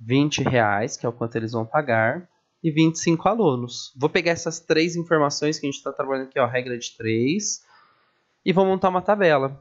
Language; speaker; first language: Portuguese; native; Portuguese